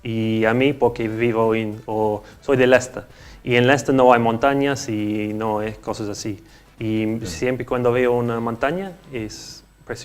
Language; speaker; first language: Spanish; non-native, learner; English